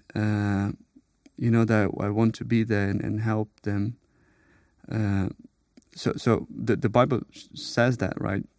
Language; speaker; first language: English; non-native, fluent; Portuguese